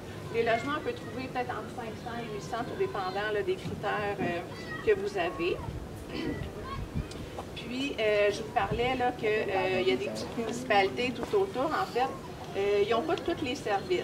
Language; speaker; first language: French; native; French